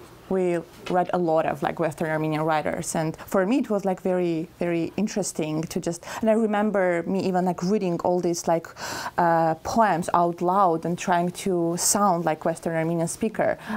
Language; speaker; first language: English; non-native, fluent; Armenian